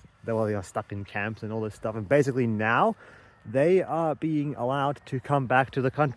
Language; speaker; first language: English; native; English